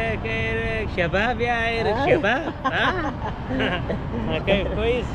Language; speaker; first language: Arabic; non-native, learner; Filipino